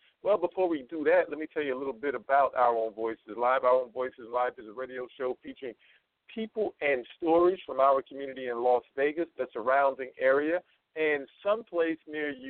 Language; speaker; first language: English; native; English